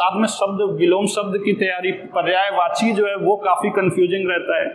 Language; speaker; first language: Hindi; native; Hindi